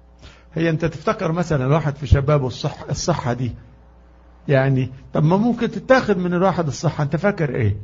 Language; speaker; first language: Arabic; native; Arabic